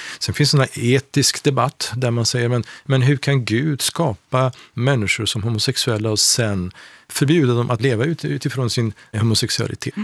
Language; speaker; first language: Swedish; non-native, fluent; Persian